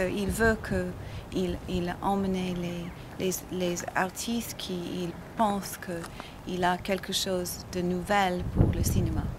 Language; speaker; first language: French; non-native, learner; English